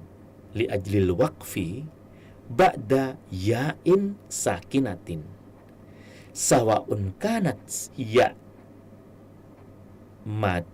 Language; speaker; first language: Arabic; non-native, fluent; Indonesian